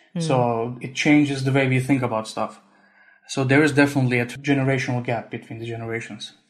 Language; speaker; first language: English; non-native, fluent; Turkish